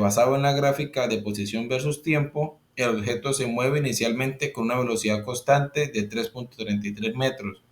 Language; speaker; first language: Spanish; native; Spanish